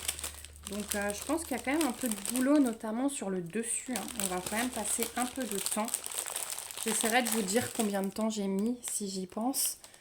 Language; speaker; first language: French; native; French